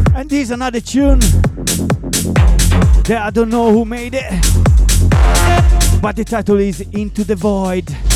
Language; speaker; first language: English; non-native, fluent; Italian